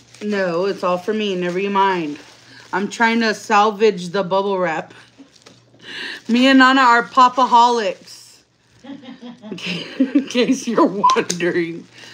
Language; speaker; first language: English; early bilingual, other home language; Spanish